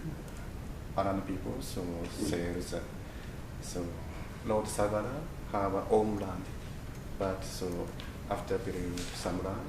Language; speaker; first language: English; non-native, learner; Japanese